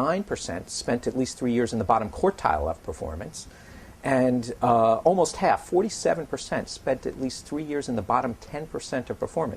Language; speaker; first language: English; native; English